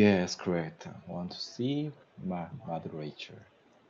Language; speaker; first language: English; non-native, learner; Korean